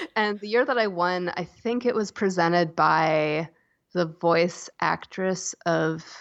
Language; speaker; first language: English; native; English